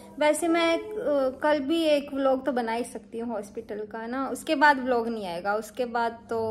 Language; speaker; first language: Hindi; native; Hindi